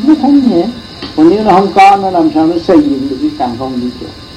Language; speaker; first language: Vietnamese; native; Vietnamese